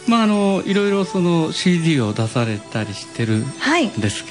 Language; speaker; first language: Japanese; native; Japanese